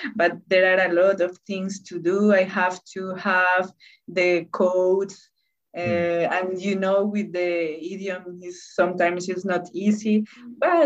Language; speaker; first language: English; non-native, learner; Spanish